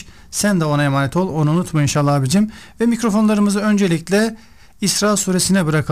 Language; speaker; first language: Turkish; native; Turkish